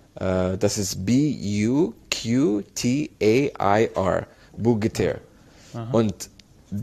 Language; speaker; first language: German; non-native, learner; Arabic